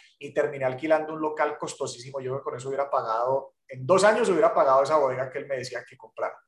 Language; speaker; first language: Spanish; native; Spanish